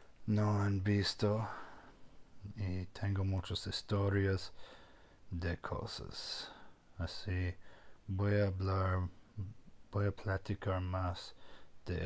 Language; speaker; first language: Spanish; non-native, fluent; English